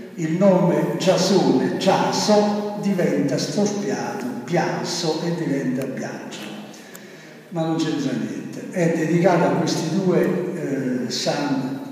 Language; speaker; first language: Italian; native; Italian